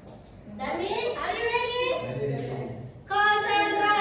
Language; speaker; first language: English; non-native, learner; Indonesian